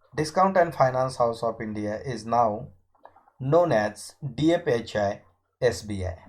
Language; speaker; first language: English; non-native, local second language; Marathi